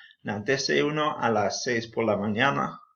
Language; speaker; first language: Spanish; non-native, fluent; English